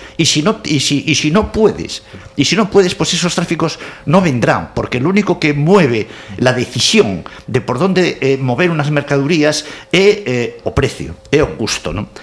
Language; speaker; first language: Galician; non-native, local second language; Spanish